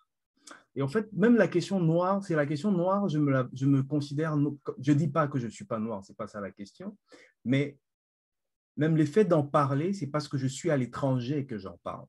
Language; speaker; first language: French; non-native, local second language; Lingala